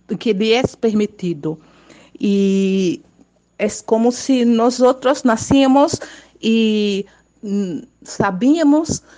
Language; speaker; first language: Spanish; non-native, fluent; Portuguese